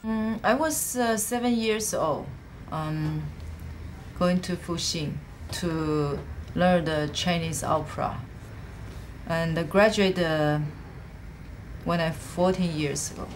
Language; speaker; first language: English; non-native, learner; Chinese